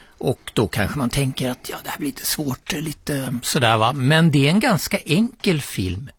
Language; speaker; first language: Swedish; native; Swedish